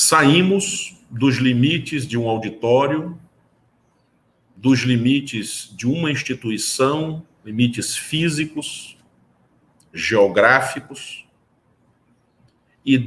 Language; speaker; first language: Portuguese; native; Portuguese